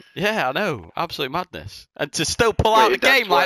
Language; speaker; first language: English; native; English